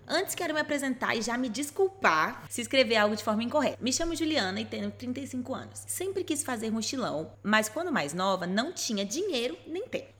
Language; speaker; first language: Portuguese; native; Portuguese